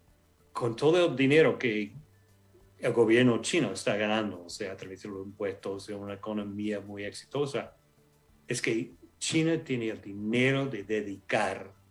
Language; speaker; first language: Spanish; non-native, fluent; English